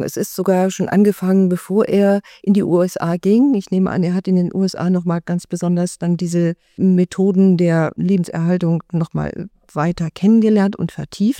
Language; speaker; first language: German; native; German